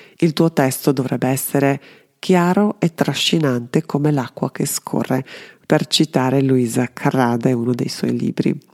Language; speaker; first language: Italian; non-native, fluent; Serbian